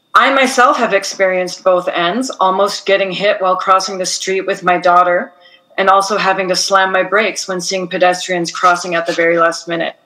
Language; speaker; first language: English; native; English